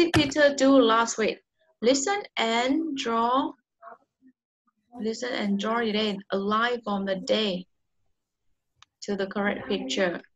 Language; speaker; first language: English; non-native, learner; Vietnamese